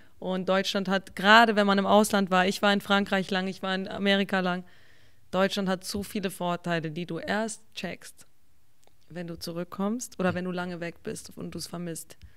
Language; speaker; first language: German; early bilingual, other home language; English